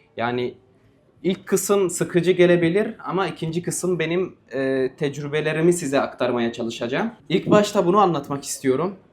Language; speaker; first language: Turkish; non-native, fluent; Arabic